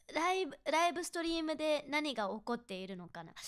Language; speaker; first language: Japanese; non-native, fluent; English